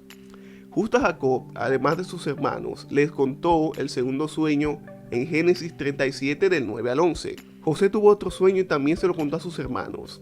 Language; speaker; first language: Spanish; native; Spanish